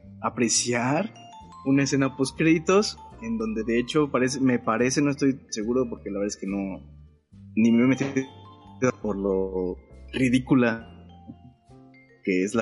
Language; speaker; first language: Spanish; native; Spanish